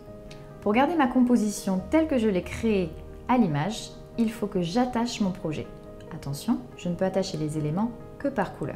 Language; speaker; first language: French; native; French